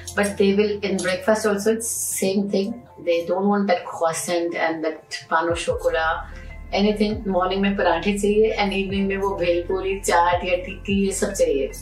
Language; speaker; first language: English; non-native, local second language; Hindi